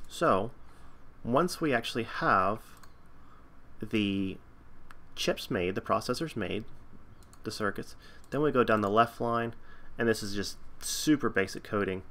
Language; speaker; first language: English; native; English